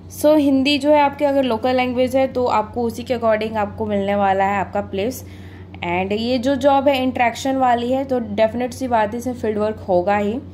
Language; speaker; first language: Hindi; native; Hindi